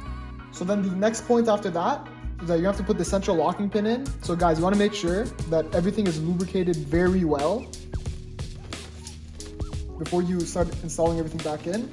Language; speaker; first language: English; native; English